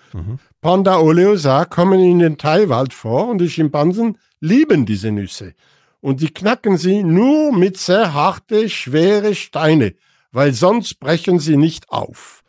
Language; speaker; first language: German; non-native, fluent; French